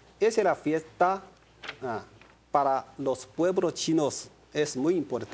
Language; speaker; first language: Spanish; non-native, learner; Chinese